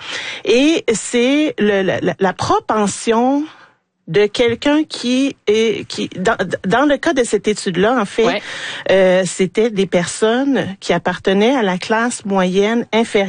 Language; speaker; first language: French; native; French